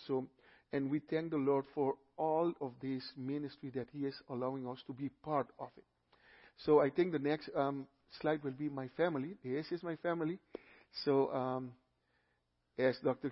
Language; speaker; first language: English; non-native, fluent; Papiamento